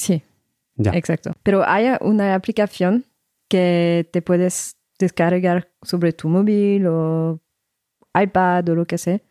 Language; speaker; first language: Spanish; non-native, fluent; French